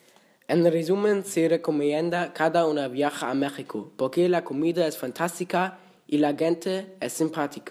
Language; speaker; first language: Spanish; non-native, learner; German